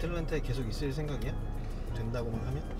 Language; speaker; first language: Korean; native; Korean